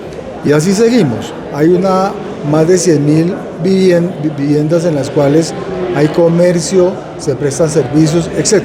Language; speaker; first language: Spanish; native; Spanish